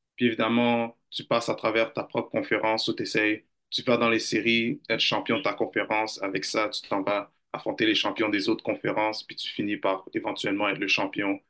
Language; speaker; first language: French; native; French